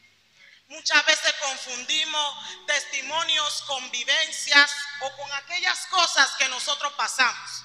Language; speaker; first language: Spanish; native; Spanish